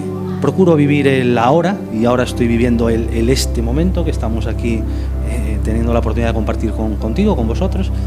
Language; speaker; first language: Spanish; native; Spanish